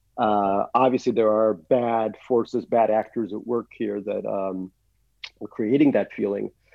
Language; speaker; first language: English; early bilingual, other home language; Russian